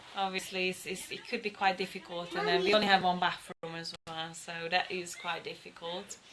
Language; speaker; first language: English; non-native, fluent; Hungarian